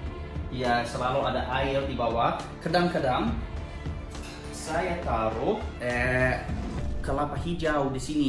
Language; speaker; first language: Indonesian; non-native, learner; English